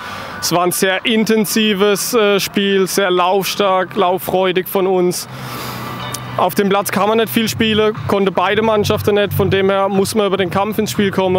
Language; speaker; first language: German; native; German